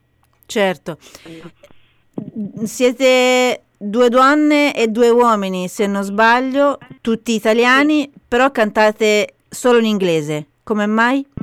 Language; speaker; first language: Italian; native; Italian